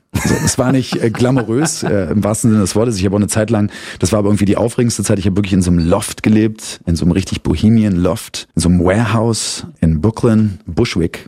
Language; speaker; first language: German; native; German